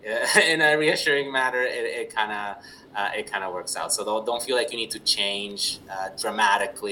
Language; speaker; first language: English; non-native, fluent; Spanish